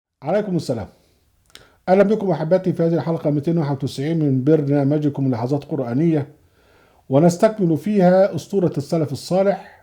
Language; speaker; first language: Arabic; native; Arabic